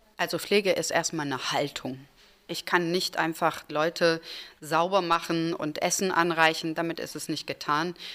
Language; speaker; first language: German; early bilingual, other home language; Turkish